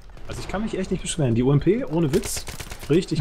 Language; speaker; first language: German; native; German